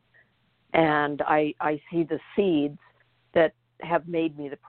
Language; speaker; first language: English; native; English